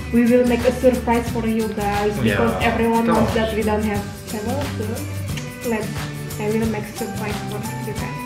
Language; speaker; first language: English; non-native, learner; Indonesian